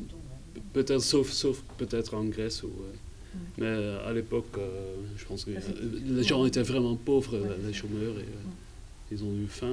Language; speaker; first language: French; non-native, fluent; Dutch